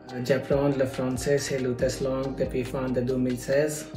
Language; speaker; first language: French; non-native, fluent; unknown